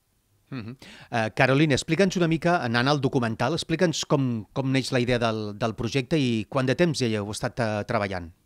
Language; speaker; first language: Catalan; native; Catalan